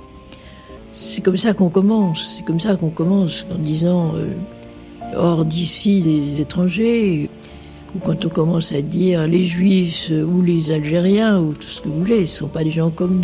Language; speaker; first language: French; native; French